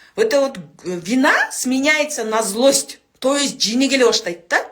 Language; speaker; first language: Russian; non-native, local second language; Kyrgyz